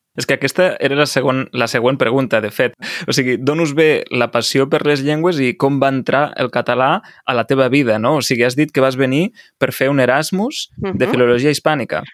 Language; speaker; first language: Catalan; native; Catalan